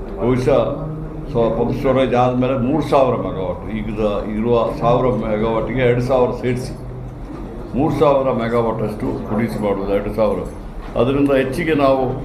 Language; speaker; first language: Kannada; non-native, local second language; Malayalam